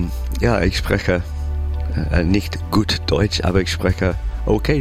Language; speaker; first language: German; non-native, learner; English